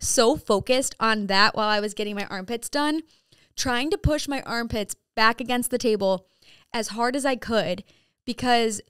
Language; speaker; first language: English; native; English